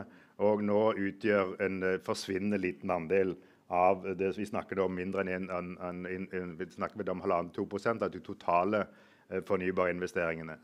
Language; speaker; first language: Norwegian; native; Norwegian